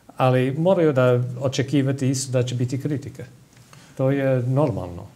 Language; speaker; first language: Serbian; non-native, fluent; English